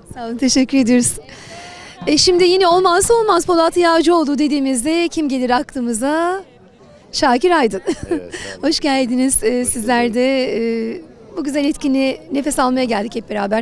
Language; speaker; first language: Turkish; native; Turkish